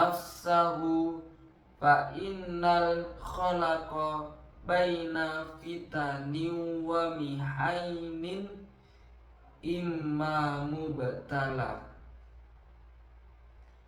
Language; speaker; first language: Arabic; non-native, learner; Indonesian